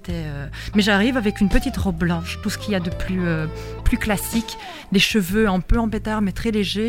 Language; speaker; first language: French; native; French